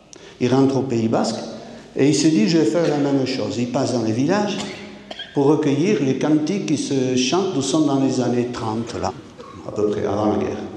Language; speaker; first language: French; native; French